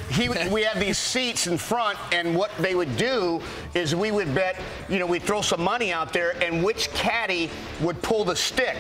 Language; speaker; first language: English; native; English